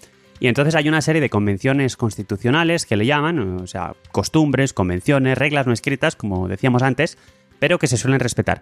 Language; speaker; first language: Spanish; native; Spanish